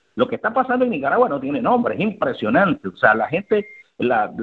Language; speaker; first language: Spanish; native; Spanish